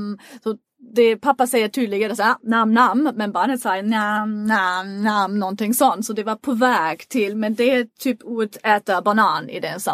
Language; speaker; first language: Swedish; non-native, fluent; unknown